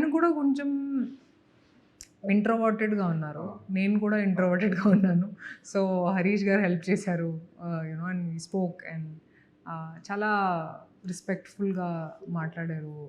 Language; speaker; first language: Telugu; non-native, local second language; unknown